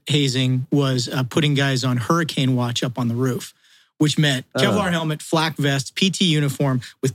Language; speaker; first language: English; native; English